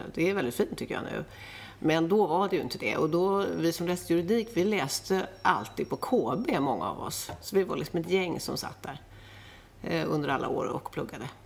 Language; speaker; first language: Swedish; native; Swedish